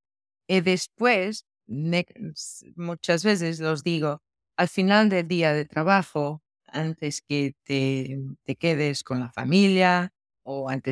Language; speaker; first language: Spanish; non-native, fluent; Portuguese